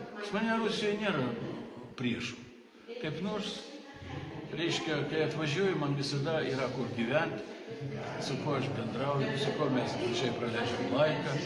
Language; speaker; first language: Lithuanian; early bilingual, other home language; Russian